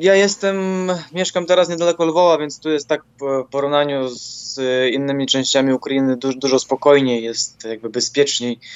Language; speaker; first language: Polish; non-native, fluent; Ukrainian